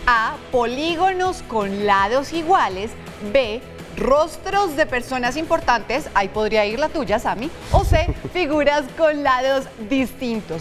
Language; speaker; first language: Spanish; native; Spanish